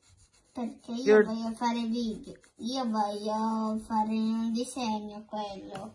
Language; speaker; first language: Italian; early bilingual, other home language; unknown